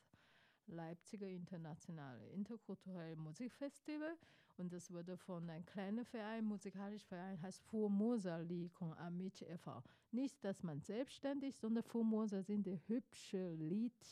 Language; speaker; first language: German; non-native, fluent; Chinese